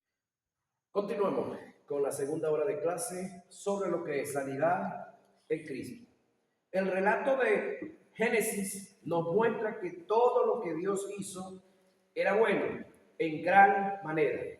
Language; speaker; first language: Spanish; native; Spanish